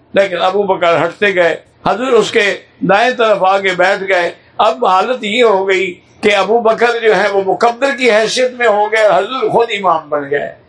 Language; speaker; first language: Urdu; native; Urdu